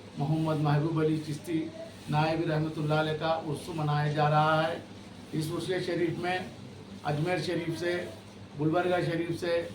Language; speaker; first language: Urdu; native; Urdu